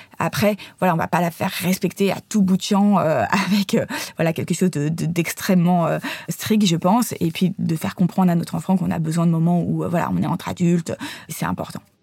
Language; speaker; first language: French; native; French